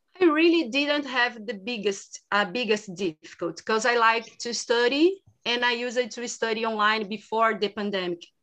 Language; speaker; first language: English; non-native, learner; Portuguese